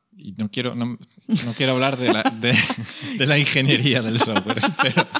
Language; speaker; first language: Spanish; native; Spanish